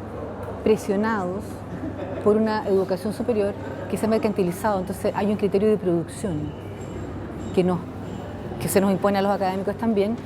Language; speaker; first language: Spanish; non-native, fluent; Portuguese